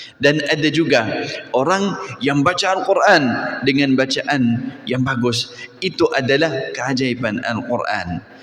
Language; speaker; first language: Malay; non-native, fluent; Arabic